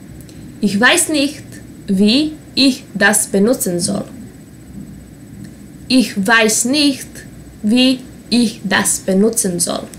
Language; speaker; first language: German; non-native, fluent; Serbian